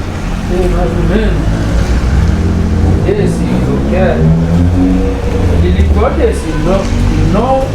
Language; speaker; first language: Portuguese; non-native, learner; Haitian Creole